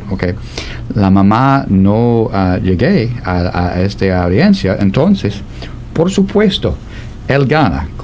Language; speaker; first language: Spanish; non-native, fluent; English